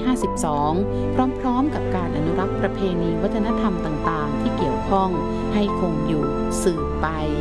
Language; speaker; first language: Thai; native; Thai